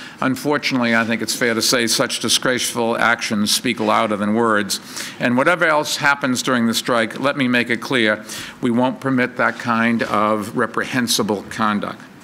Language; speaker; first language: English; native; English